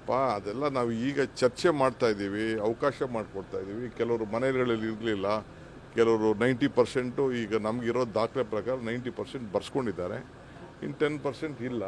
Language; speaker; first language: Kannada; native; Kannada